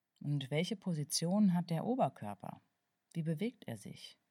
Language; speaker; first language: German; native; German